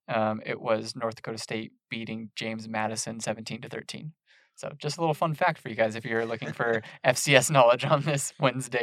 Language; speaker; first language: English; native; English